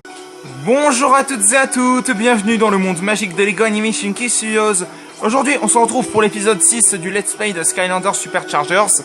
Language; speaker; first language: French; native; French